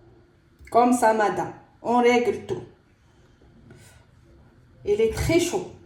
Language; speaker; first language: French; non-native, local second language; Arabic